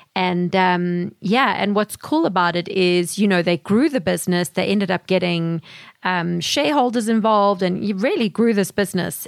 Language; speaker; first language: English; native; English